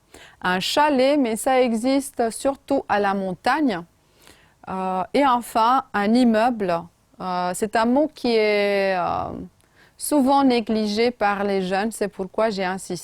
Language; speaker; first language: French; non-native, fluent; Romanian